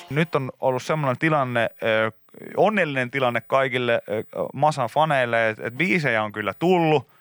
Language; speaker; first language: Finnish; native; Finnish